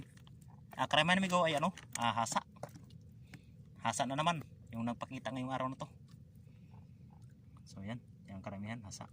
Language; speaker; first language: Filipino; native; Filipino